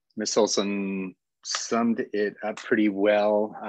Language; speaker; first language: English; native; English